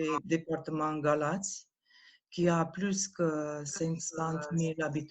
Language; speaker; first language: French; non-native, learner; Romanian